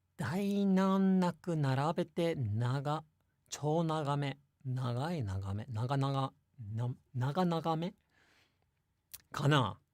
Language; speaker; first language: Japanese; non-native, fluent; English